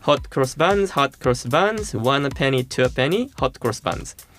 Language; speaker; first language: English; non-native, fluent; Japanese